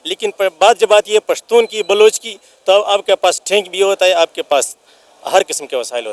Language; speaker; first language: Hindi; non-native, local second language; Pashto